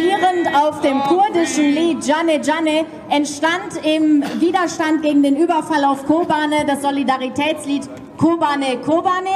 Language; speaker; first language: German; native; German